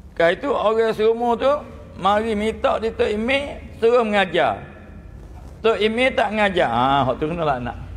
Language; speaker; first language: Malay; native; Malay